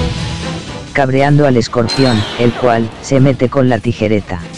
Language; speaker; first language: Spanish; native; Spanish